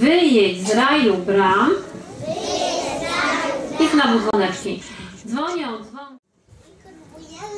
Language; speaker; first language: Polish; native; Polish